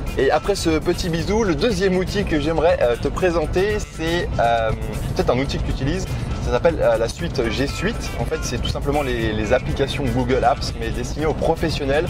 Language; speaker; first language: French; native; French